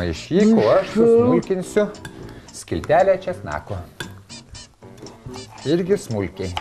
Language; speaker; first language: Lithuanian; native; Lithuanian